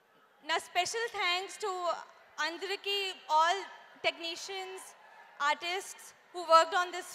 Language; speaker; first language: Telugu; non-native, learner; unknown